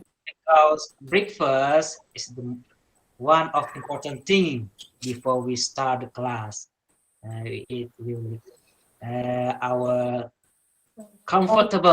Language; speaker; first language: English; non-native, learner; Indonesian